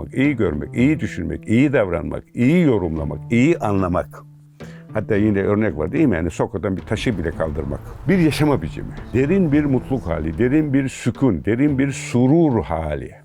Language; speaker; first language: Turkish; native; Turkish